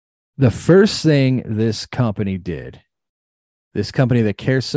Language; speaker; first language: English; native; English